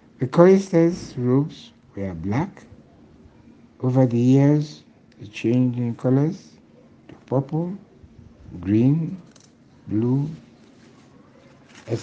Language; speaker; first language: English; non-native, local second language; Krio